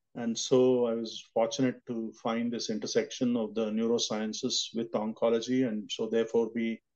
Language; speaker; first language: English; non-native, local second language; Telugu